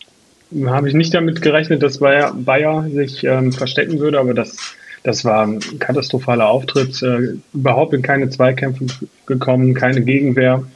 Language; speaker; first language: German; native; German